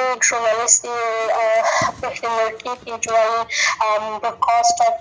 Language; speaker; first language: Hindi; non-native, fluent; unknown